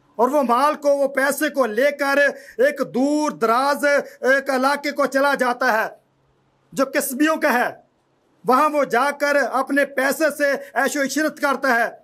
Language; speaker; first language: Urdu; non-native, local second language; Punjabi